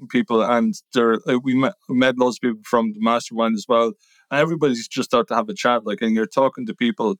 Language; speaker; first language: English; native; English